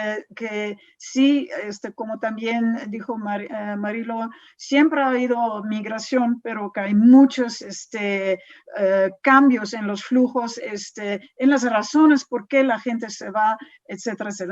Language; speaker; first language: Spanish; non-native, fluent; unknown